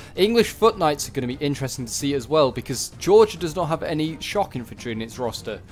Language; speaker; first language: English; native; English